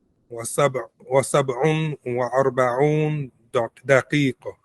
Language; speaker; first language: Arabic; non-native, learner; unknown